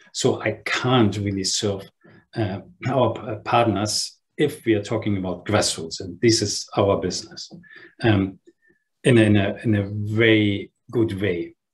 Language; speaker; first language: English; non-native, fluent; German